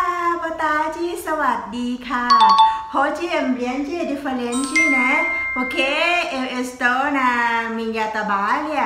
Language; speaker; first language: Portuguese; non-native, learner; Thai